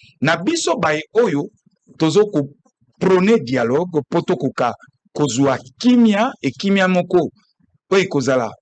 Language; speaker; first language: Lingala; non-native, local second language; Kongo